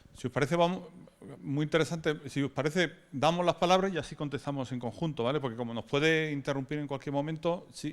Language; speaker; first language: Spanish; native; Spanish